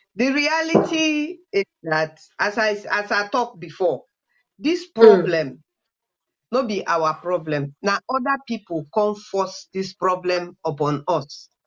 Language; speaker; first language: Nigerian Pidgin; non-native, local second language; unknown